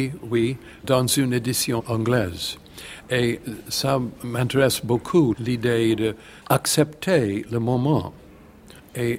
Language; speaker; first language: French; non-native, learner; English